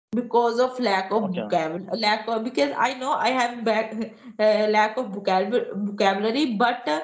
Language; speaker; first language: English; non-native, local second language; Hindi